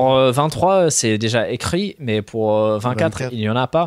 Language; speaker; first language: French; non-native, fluent; English